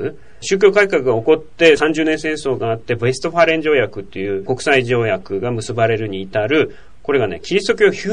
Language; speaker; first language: Japanese; native; Japanese